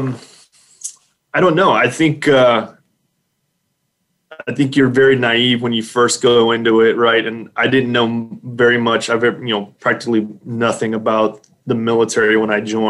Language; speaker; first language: English; native; English